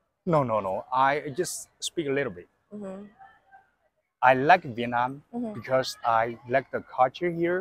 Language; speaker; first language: English; non-native, learner; Chinese